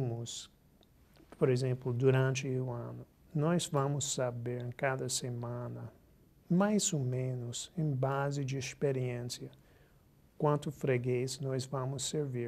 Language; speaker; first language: Portuguese; non-native, fluent; English